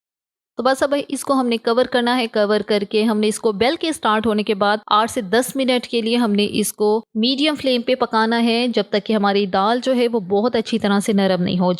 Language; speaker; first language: Hindi; native; Hindi